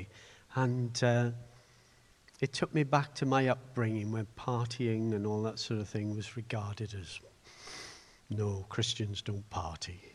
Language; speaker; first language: English; native; English